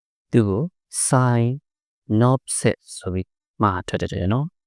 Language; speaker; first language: English; non-native, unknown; Burmese